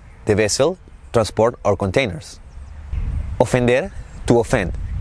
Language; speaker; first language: English; non-native, fluent; Spanish